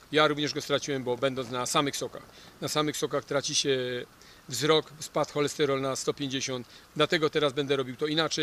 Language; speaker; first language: Polish; native; Polish